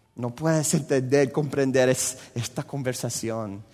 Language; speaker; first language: Spanish; non-native, fluent; English